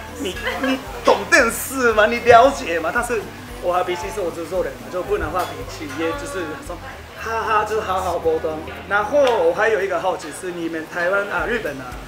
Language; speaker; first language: Chinese; non-native, fluent; Japanese